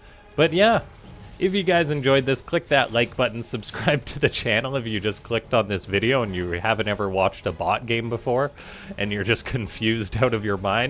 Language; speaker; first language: English; native; English